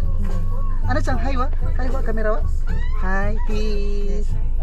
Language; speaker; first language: Filipino; native; Filipino